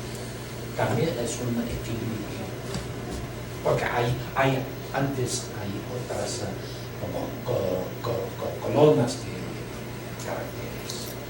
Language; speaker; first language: Spanish; non-native, learner; Chinese